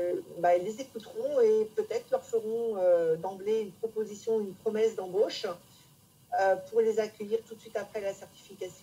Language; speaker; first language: French; native; French